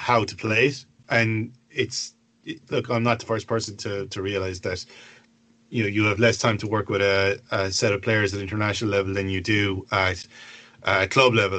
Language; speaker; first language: English; native; English